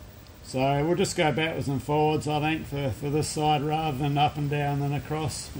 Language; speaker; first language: English; native; English